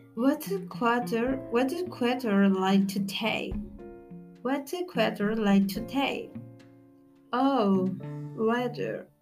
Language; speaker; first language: English; non-native, learner; Spanish